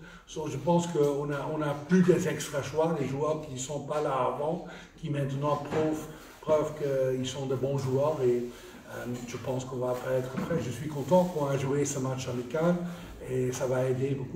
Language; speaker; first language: French; non-native, fluent; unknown